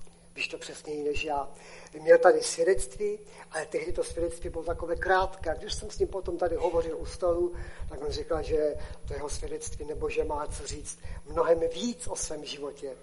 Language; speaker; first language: Czech; non-native, local second language; Polish